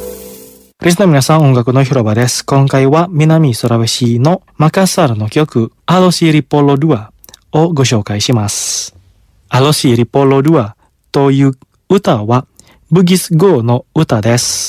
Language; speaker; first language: Japanese; non-native, fluent; Indonesian